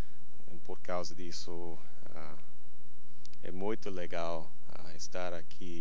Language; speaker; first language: Portuguese; non-native, learner; English